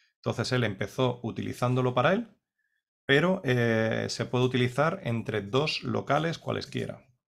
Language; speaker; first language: Spanish; native; Spanish